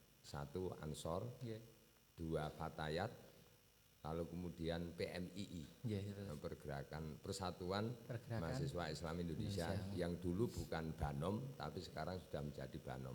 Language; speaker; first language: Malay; non-native, local second language; Javanese